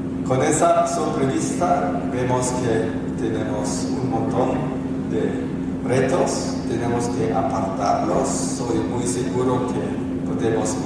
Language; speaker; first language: Spanish; non-native, fluent; German